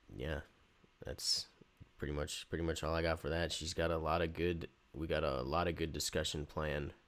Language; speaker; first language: English; native; English